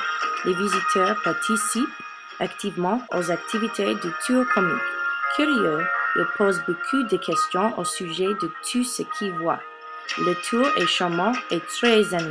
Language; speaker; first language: French; non-native, learner; English